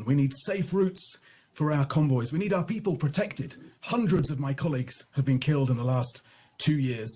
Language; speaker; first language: English; native; English